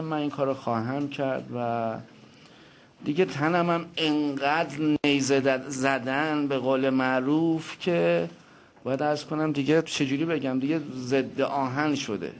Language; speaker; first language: Persian; native; Persian